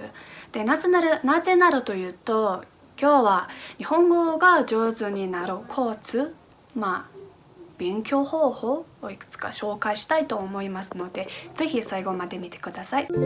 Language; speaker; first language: Japanese; non-native, fluent; Mongolian